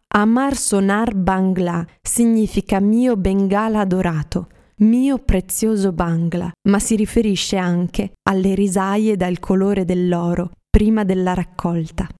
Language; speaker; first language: Italian; native; Italian